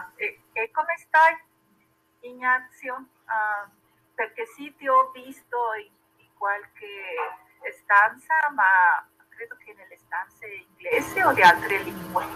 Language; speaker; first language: Italian; non-native, fluent; Spanish